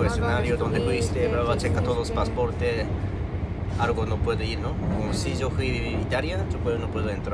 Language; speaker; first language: Spanish; non-native, learner; Japanese